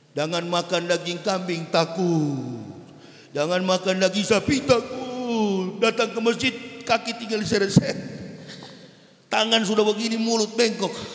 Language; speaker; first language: Indonesian; native; Indonesian